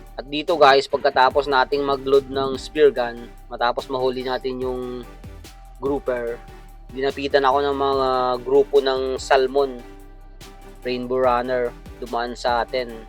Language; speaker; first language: Filipino; non-native, local second language; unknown